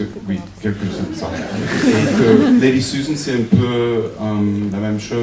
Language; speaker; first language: French; non-native, fluent; English